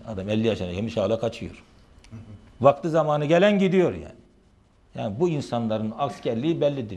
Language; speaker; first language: Turkish; native; Turkish